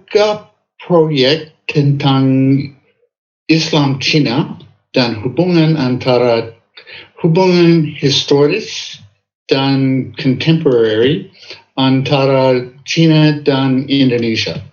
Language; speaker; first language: Indonesian; non-native, fluent; English